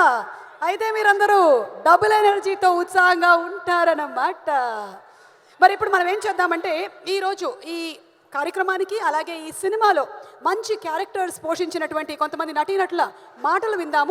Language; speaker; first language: Telugu; native; Telugu